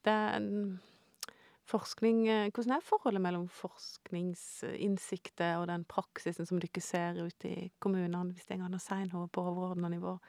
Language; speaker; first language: Norwegian; native; Norwegian